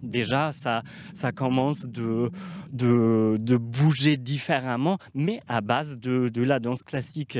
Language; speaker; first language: French; non-native, fluent; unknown